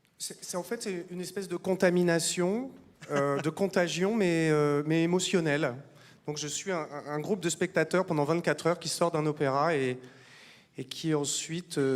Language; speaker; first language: French; native; French